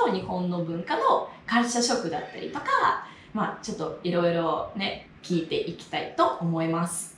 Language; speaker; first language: Japanese; non-native, fluent; Russian